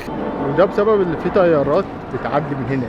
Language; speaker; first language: Arabic; native; Arabic